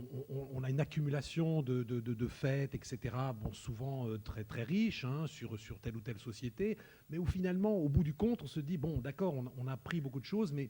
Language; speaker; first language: French; native; French